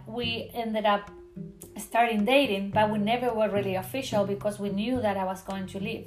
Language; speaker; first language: English; non-native, fluent; Spanish